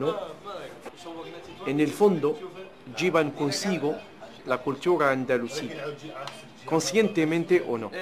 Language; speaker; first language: Spanish; non-native, fluent; Arabic